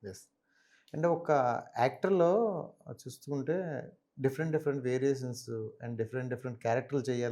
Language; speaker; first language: Telugu; native; Telugu